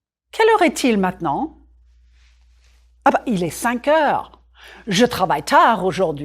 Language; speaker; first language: French; non-native, fluent; English